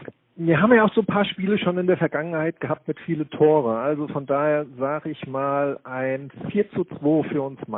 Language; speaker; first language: German; native; German